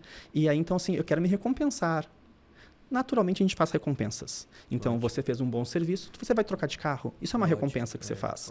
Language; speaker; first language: Portuguese; native; Portuguese